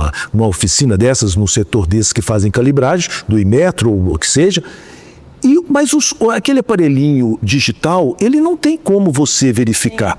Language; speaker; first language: Portuguese; native; Portuguese